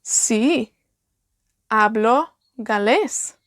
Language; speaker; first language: Spanish; non-native, fluent; Welsh